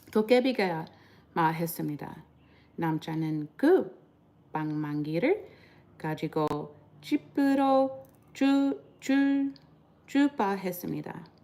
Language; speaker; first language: Korean; non-native, learner; English